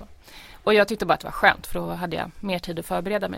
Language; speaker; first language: Swedish; native; Swedish